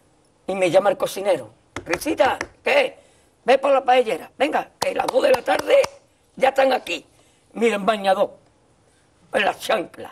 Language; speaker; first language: Spanish; native; Spanish